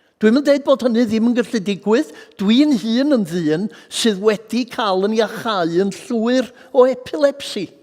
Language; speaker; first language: Welsh; native; Welsh